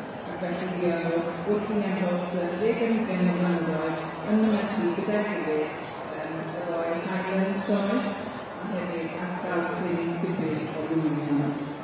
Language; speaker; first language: Welsh; native; Welsh